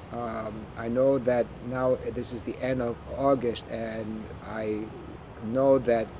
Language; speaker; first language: English; early bilingual, other home language; Greek